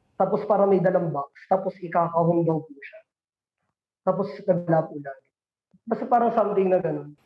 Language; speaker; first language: Filipino; native; Filipino